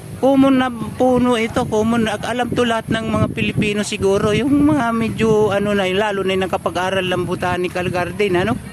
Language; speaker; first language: Filipino; non-native, local second language; Cebuano